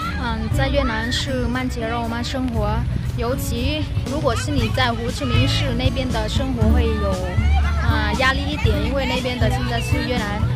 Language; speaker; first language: Chinese; non-native, fluent; Vietnamese